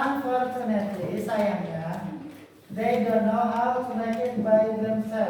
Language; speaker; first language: English; non-native, fluent; Indonesian